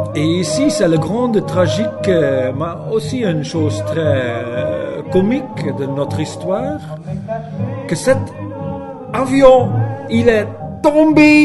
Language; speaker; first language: French; non-native, learner; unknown